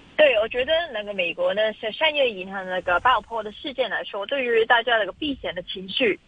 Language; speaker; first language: Chinese; non-native, local second language; Cantonese